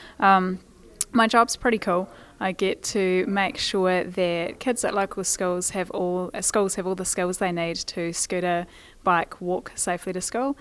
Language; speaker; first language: English; native; English